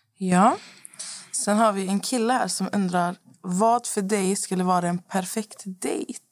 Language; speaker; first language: Swedish; native; Swedish